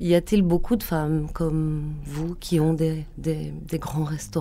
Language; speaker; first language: French; native; French